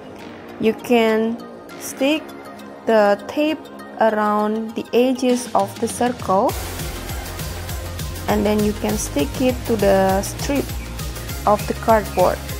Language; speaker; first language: English; non-native, fluent; Indonesian